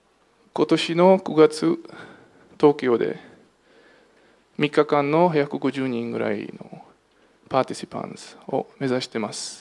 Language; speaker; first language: Japanese; non-native, fluent; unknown